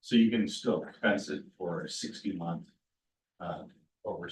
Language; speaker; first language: English; native; English